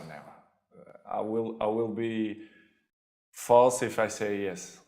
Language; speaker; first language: English; non-native, fluent; Portuguese